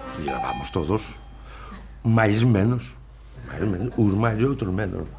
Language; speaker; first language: Galician; native; Galician